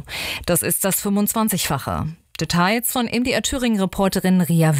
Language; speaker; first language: German; native; German